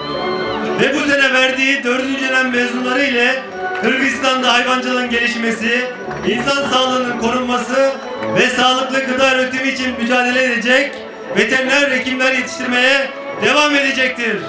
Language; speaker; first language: Turkish; native; Turkish